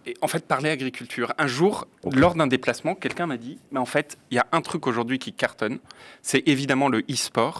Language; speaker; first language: French; native; French